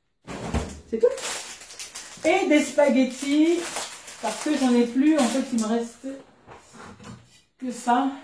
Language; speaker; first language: French; native; French